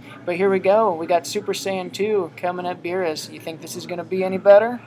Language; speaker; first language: English; native; English